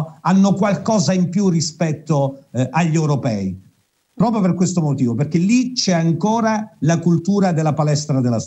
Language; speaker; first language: Italian; native; Italian